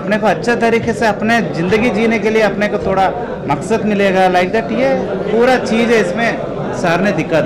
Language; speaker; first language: Hindi; non-native, local second language; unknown